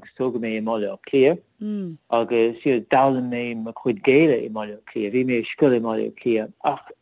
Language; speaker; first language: Irish; non-native, learner; English